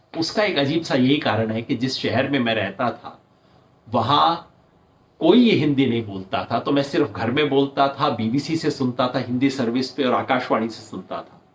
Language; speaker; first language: Hindi; native; Hindi